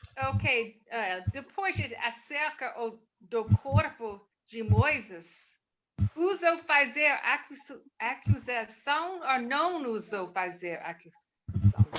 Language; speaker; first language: Portuguese; non-native, learner; English